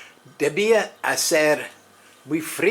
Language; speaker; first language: Spanish; non-native, fluent; English